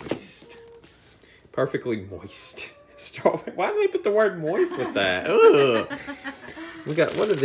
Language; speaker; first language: English; native; English